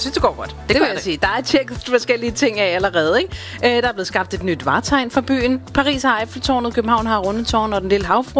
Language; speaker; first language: Danish; native; Danish